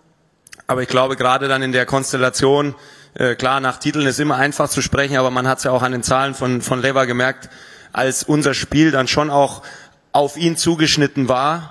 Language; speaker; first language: German; native; German